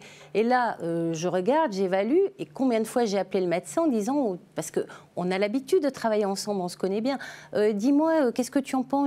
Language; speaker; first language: French; native; French